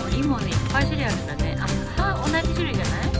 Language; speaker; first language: Japanese; native; Japanese